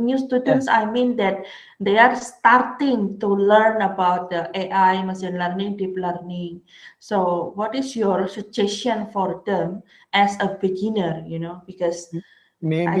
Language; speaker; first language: English; non-native, learner; Indonesian